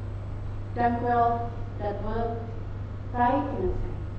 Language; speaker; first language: Dutch; non-native, fluent; Indonesian